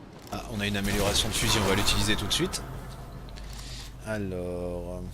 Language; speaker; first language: French; native; French